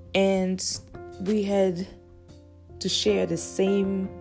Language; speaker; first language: English; early bilingual, other home language; Lingala